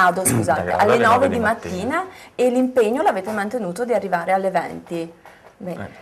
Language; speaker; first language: Italian; native; Italian